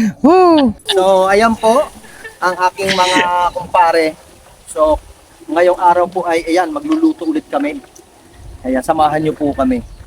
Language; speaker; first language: Filipino; native; Filipino